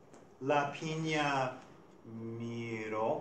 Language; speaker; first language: Spanish; non-native, fluent; English